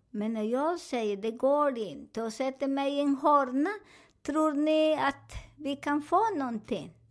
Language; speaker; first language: Swedish; non-native, learner; Spanish